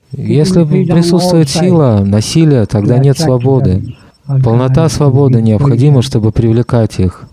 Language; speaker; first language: Russian; native; Russian